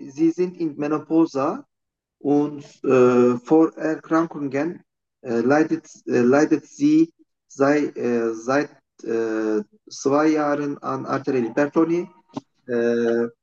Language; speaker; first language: German; non-native, fluent; Turkish